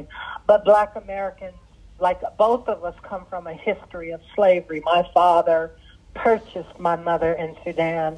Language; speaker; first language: English; early bilingual, other home language; Arabic